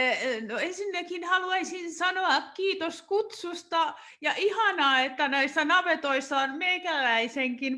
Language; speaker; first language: Finnish; native; Finnish